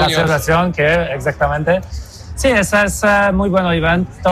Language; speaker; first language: Spanish; non-native, fluent; Polish